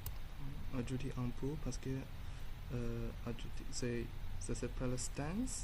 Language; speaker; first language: French; non-native, learner; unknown